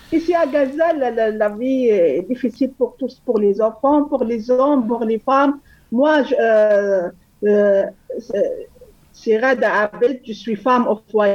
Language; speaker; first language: French; non-native, fluent; Arabic